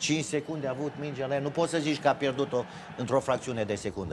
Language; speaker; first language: Romanian; native; Romanian